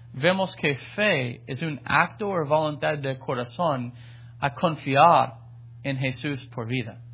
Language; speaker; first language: Spanish; non-native, fluent; English